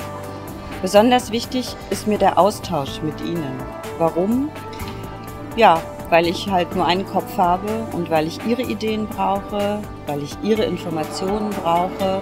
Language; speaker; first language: German; native; German